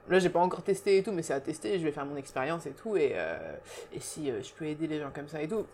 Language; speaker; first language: French; early bilingual, other home language; Japanese